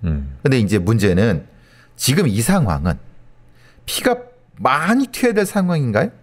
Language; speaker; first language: Korean; native; Korean